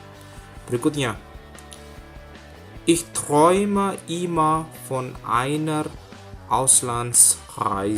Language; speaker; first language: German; non-native, fluent; Indonesian